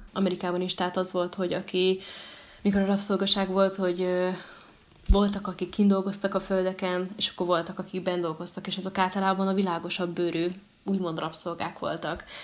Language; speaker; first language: Hungarian; early bilingual, other home language; Arabic